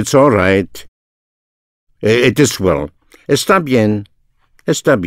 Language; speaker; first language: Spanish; non-native, fluent; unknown